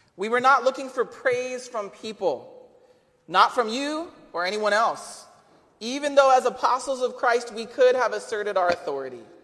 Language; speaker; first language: English; native; English